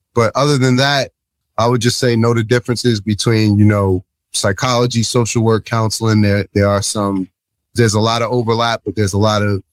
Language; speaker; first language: English; native; English